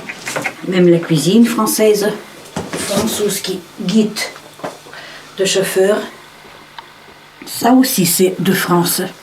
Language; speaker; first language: French; early bilingual, heritage; Russian